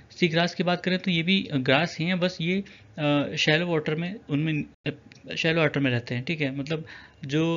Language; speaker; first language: Hindi; native; Hindi